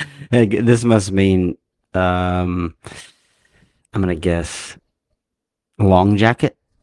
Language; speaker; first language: English; native; English